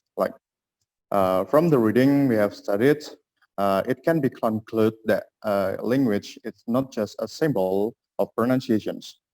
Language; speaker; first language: English; non-native, learner; Indonesian